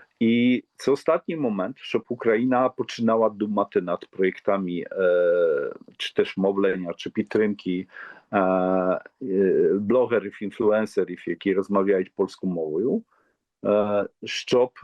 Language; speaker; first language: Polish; non-native, learner; Ukrainian